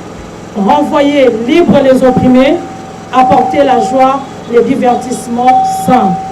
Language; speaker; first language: French; non-native, local second language; Lingala